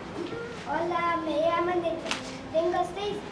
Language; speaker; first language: Spanish; non-native, learner; Cantonese